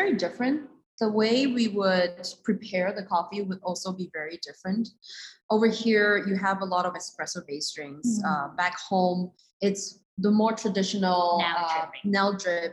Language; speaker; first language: English; non-native, local second language; Chinese